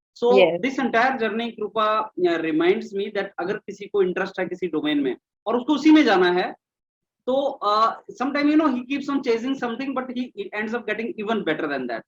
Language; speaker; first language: English; non-native, local second language; Hindi